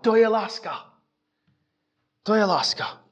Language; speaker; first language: Czech; non-native, fluent; English